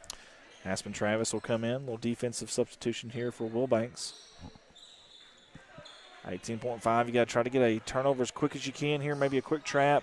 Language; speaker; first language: English; native; English